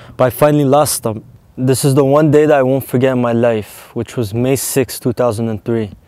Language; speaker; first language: English; early bilingual, other home language; Arabic